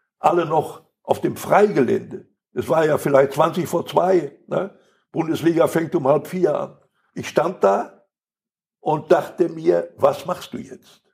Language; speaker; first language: German; native; German